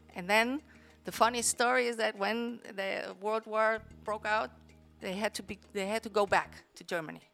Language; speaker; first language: English; non-native, fluent; Spanish